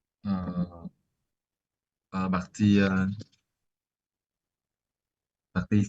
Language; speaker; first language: French; non-native, learner; Vietnamese